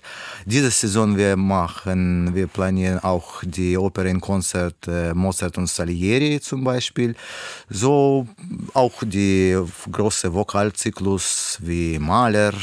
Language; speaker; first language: German; non-native, learner; Russian